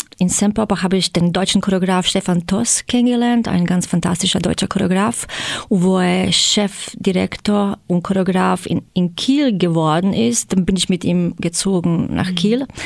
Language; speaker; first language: German; non-native, fluent; Croatian